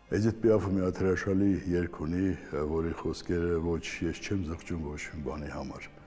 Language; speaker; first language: Armenian; native; Armenian